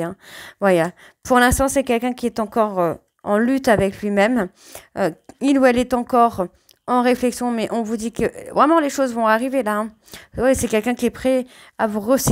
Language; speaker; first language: French; native; French